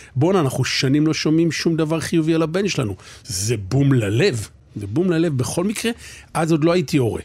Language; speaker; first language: Hebrew; native; Hebrew